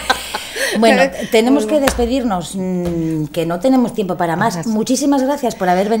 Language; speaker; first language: Spanish; native; Spanish